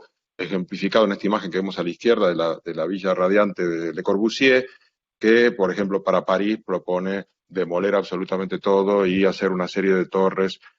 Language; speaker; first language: Spanish; native; Spanish